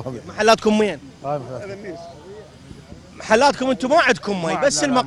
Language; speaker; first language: Arabic; native; Arabic